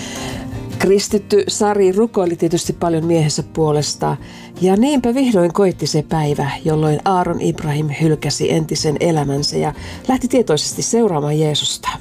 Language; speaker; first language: Finnish; native; Finnish